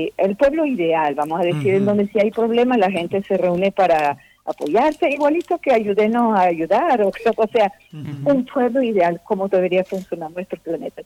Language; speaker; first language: Spanish; non-native, fluent; French